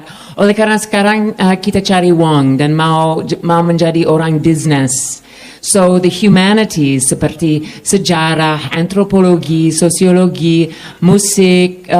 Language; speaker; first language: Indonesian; non-native, fluent; English